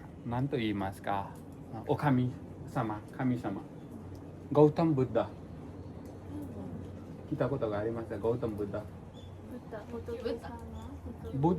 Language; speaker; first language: Japanese; non-native, learner; Nepali